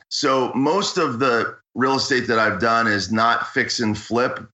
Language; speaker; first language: English; native; English